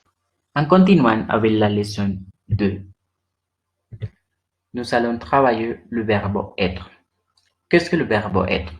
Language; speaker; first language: French; non-native, learner; Spanish